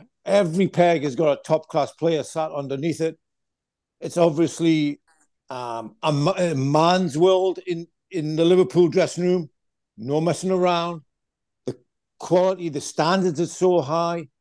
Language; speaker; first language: English; native; English